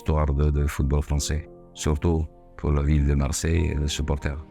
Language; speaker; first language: French; non-native, fluent; Serbian